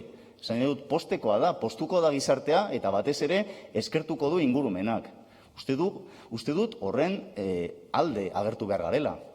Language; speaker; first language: Basque; non-native, local second language; Spanish